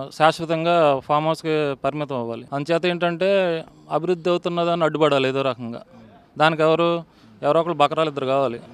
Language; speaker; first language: Telugu; native; Telugu